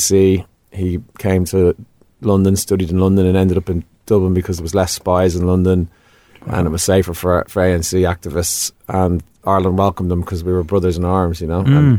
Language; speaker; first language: English; native; English